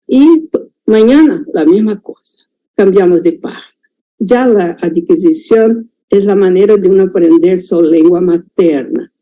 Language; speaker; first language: Spanish; non-native, fluent; Portuguese